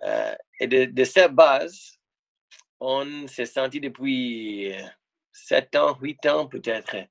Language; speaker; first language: French; non-native, fluent; English